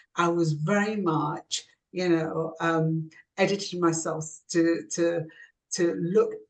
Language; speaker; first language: English; native; English